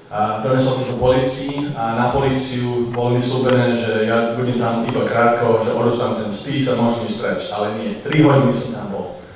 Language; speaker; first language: Slovak; non-native, fluent; English